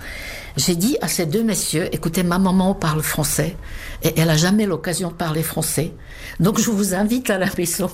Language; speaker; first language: French; non-native, fluent; Czech